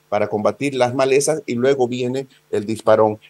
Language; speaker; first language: Spanish; native; Spanish